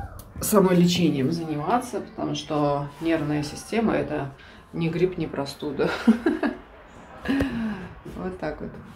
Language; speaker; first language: Russian; native; Russian